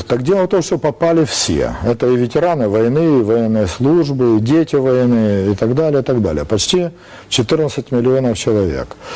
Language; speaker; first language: Russian; native; Russian